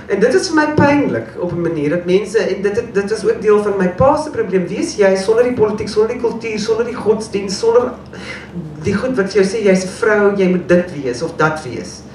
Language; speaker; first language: Afrikaans; non-native, local second language; English